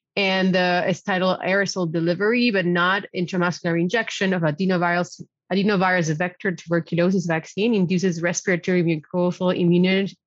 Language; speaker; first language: English; non-native, fluent; Spanish